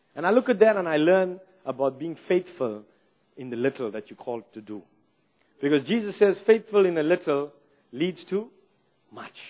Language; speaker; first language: English; native; English